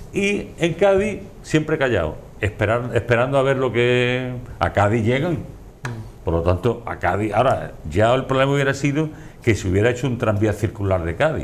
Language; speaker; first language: Spanish; native; Spanish